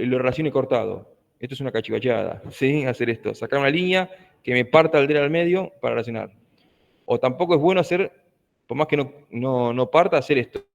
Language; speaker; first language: Spanish; native; Spanish